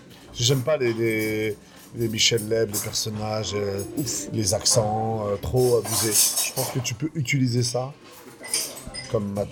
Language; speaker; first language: French; native; French